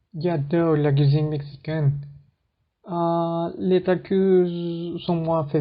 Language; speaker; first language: French; non-native, learner; Spanish